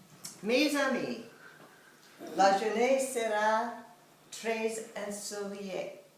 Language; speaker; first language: French; non-native, fluent; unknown